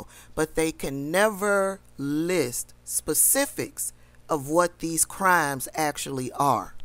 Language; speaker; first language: English; native; English